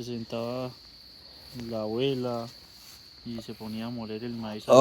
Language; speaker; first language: Spanish; native; Spanish